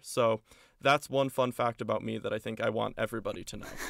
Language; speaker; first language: English; native; English